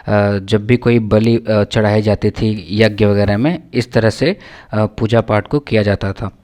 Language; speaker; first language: Hindi; native; Hindi